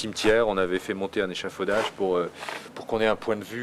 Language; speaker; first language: French; native; French